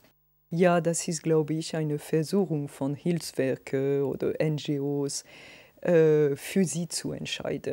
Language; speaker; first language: German; non-native, fluent; French